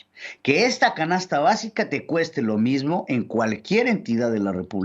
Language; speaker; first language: Spanish; native; Spanish